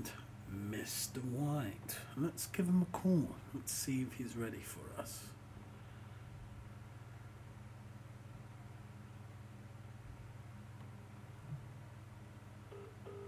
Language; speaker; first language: English; native; English